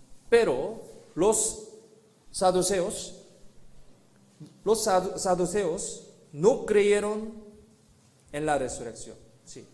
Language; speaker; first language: Spanish; non-native, fluent; Korean